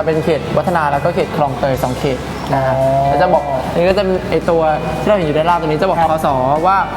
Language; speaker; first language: Thai; native; Thai